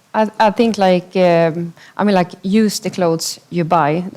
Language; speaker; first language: English; non-native, fluent; Swedish